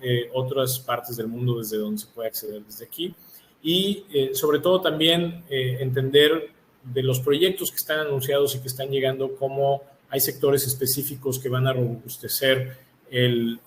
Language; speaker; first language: Spanish; native; Spanish